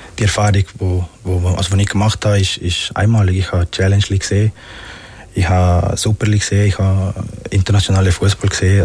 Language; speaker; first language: German; non-native, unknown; Spanish